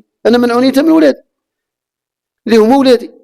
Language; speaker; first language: Arabic; native; Arabic